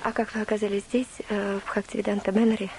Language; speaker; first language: Russian; native; Russian